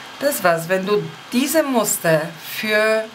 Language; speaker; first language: German; non-native, fluent; Polish